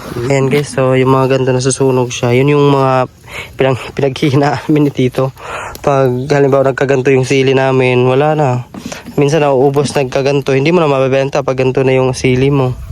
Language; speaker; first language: Filipino; non-native, local second language; Cebuano